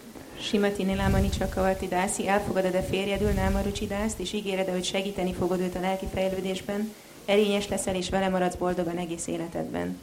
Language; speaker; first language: Hungarian; native; Hungarian